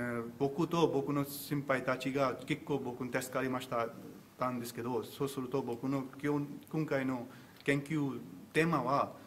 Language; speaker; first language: Japanese; non-native, learner; Urdu